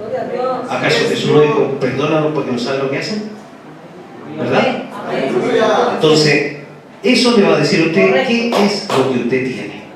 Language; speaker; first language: Spanish; native; Spanish